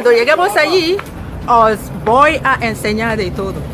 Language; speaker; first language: Spanish; non-native, fluent; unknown